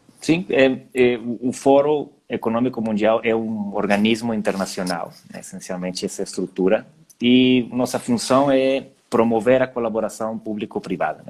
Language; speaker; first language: Portuguese; non-native, fluent; Spanish